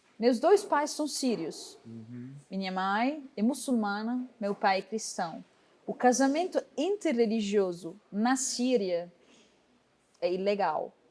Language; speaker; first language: Portuguese; non-native, fluent; Arabic